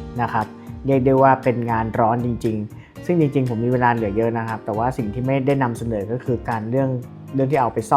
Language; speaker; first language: Thai; native; Thai